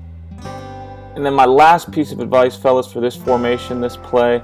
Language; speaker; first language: English; native; English